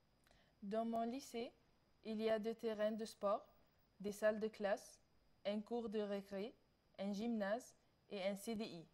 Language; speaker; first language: French; non-native, learner; Arabic